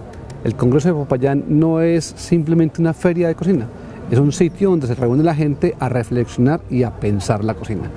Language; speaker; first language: Spanish; native; Spanish